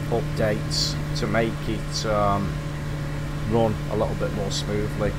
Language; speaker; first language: English; native; English